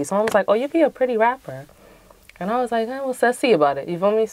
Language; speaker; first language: English; native; English